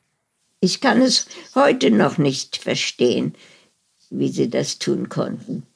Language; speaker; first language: German; early bilingual, heritage; German